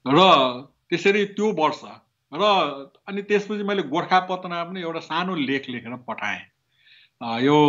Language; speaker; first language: Nepali; non-native, local second language; Newari